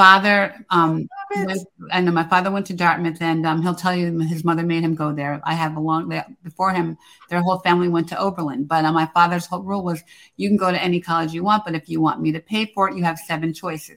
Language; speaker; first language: English; native; English